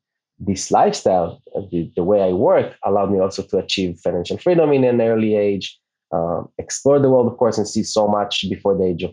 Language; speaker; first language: English; non-native, fluent; Hebrew